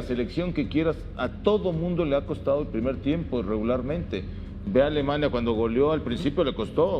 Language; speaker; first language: Spanish; native; Spanish